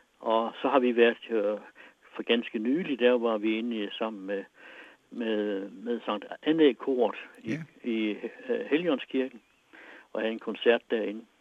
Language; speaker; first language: Danish; native; Danish